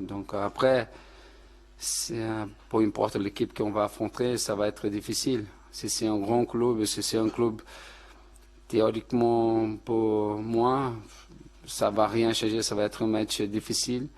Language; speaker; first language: French; non-native, fluent; Portuguese